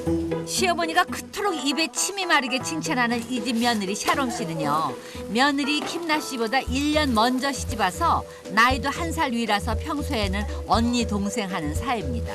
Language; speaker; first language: Korean; native; Korean